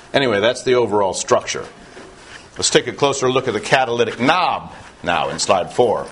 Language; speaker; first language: English; native; English